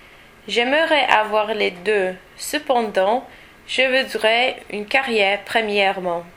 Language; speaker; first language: French; non-native, learner; English